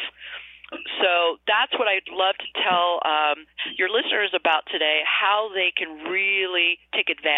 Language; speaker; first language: English; native; English